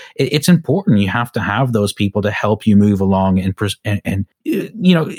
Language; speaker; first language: English; native; English